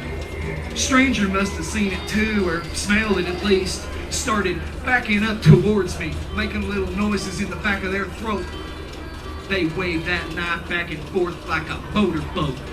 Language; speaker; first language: English; native; English